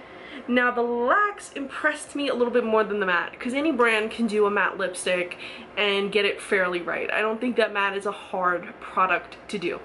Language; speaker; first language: English; native; English